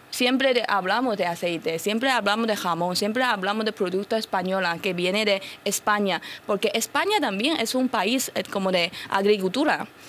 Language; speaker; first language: Spanish; non-native, fluent; Chinese